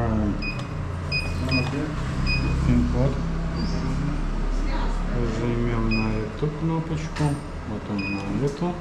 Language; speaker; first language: Russian; native; Russian